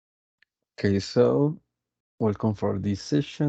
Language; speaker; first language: English; non-native, fluent; Spanish